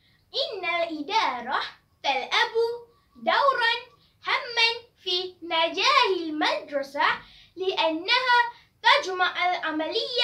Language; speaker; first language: Arabic; non-native, learner; Malay